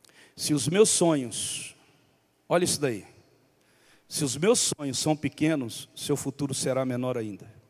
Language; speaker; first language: Portuguese; native; Portuguese